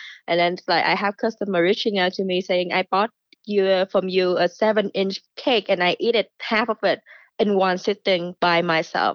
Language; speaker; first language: English; non-native, fluent; Vietnamese